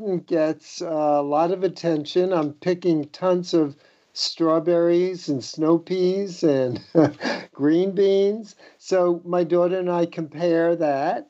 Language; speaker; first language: English; native; English